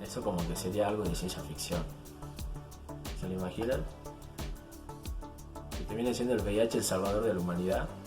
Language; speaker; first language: Spanish; native; Spanish